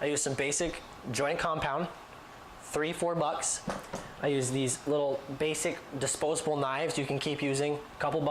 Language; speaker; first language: English; native; English